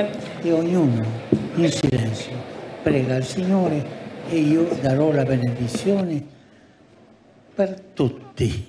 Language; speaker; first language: Italian; non-native, fluent; Spanish